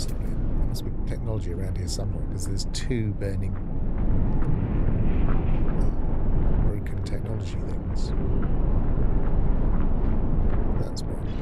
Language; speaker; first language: English; native; English